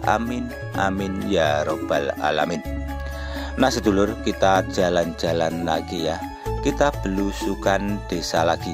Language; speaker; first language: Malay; non-native, local second language; Javanese